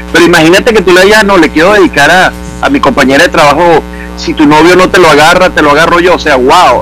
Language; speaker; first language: Spanish; native; Spanish